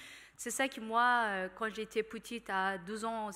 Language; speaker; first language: French; non-native, learner; Persian